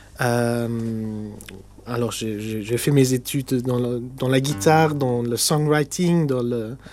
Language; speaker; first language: French; non-native, local second language; Luxembourgish